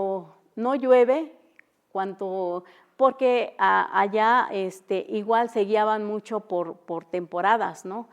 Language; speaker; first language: Spanish; non-native, local second language; Mixtepec Mixtec